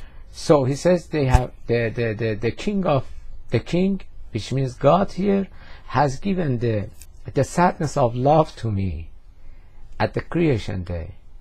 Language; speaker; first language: English; non-native, fluent; Persian